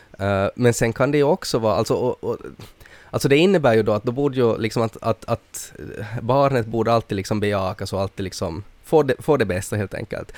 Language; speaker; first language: Swedish; native; Swedish